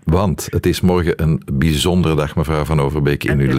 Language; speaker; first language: Dutch; native; Dutch